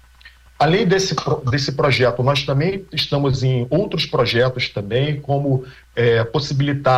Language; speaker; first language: Portuguese; native; Portuguese